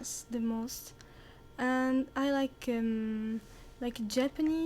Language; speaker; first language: English; non-native, learner; Arabic